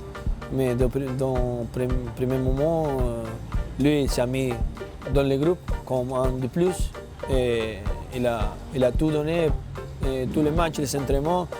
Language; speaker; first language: French; non-native, learner; Spanish